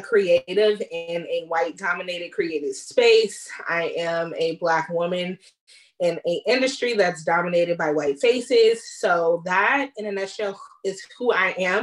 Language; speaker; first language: English; native; English